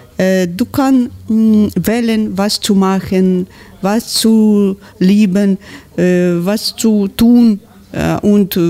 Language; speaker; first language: German; non-native, learner; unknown